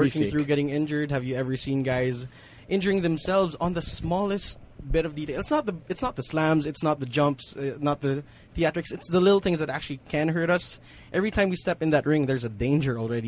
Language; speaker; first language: English; non-native, local second language; Hiligaynon